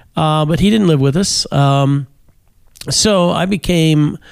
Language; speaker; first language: English; native; English